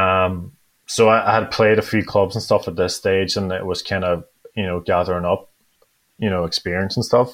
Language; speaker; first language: English; native; English